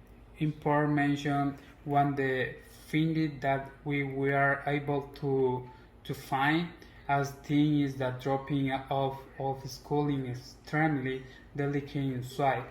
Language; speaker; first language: English; non-native, learner; Spanish